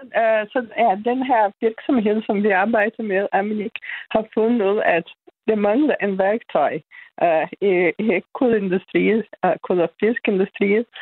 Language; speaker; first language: Danish; non-native, fluent; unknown